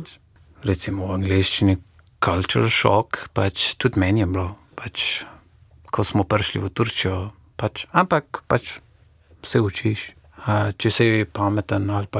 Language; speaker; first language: Slovenian; non-native, fluent; Persian